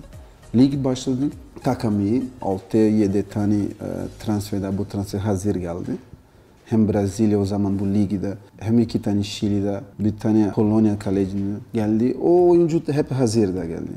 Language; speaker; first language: Turkish; non-native, learner; Portuguese